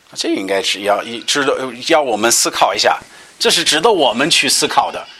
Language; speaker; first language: Chinese; non-native, fluent; English